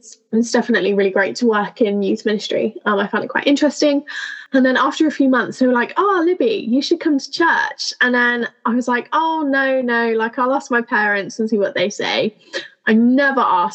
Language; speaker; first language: English; native; English